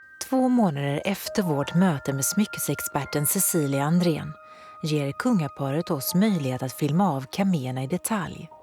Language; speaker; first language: Swedish; native; Swedish